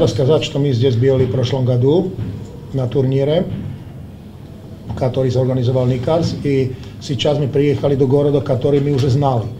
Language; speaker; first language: Russian; non-native, learner; Slovak